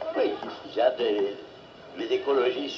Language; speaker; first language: French; non-native, fluent; Portuguese